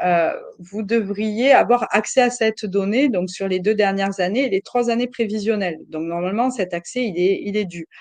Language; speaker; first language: French; native; French